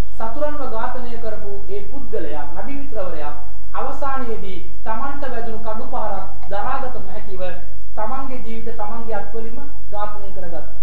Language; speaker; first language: Sinhala; non-native, local second language; Tamil